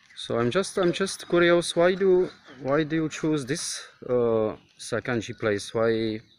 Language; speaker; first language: English; non-native, fluent; Czech